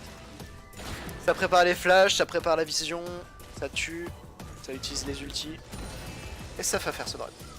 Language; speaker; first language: French; native; French